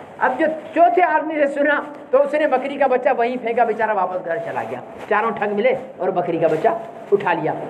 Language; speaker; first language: Urdu; non-native, local second language; Sindhi